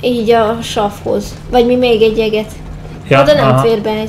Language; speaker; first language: Hungarian; native; Hungarian